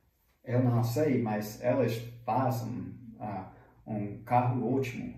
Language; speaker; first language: Portuguese; non-native, fluent; English